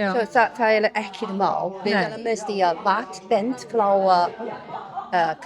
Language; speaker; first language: Icelandic; non-native, learner; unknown